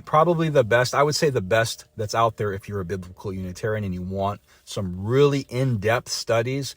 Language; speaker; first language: English; native; English